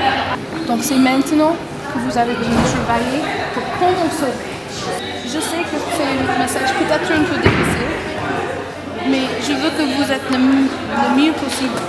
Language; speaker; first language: French; non-native, learner; English